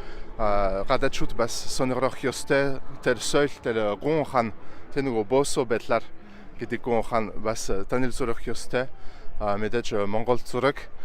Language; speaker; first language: Mongolian; non-native, fluent; French